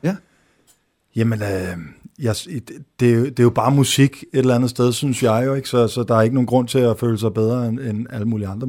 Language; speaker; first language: Danish; native; Danish